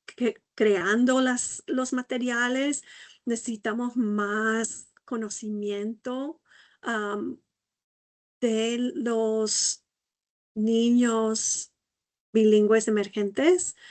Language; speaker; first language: Spanish; non-native, fluent; English